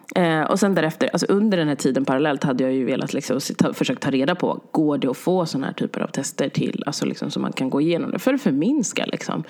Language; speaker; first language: Swedish; native; Swedish